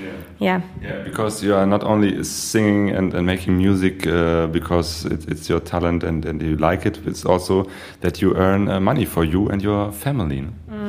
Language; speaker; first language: English; non-native, fluent; German